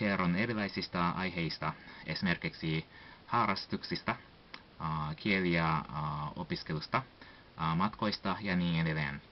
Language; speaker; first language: Finnish; non-native, learner; Japanese